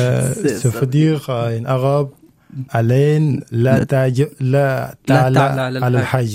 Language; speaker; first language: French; non-native, learner; Arabic